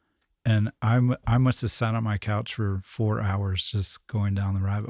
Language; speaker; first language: English; native; English